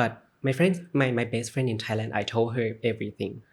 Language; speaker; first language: English; non-native, learner; Thai